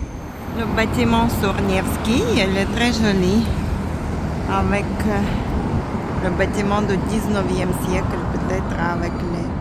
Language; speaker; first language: French; non-native, fluent; Russian